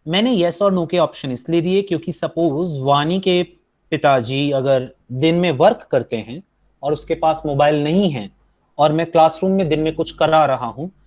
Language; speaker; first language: Hindi; native; Hindi